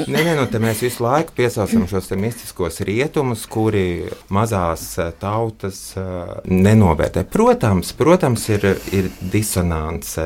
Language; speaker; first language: Latvian; non-native, local second language; Russian